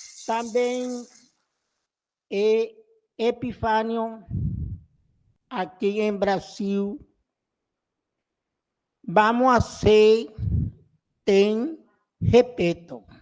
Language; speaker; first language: Portuguese; non-native, learner; Spanish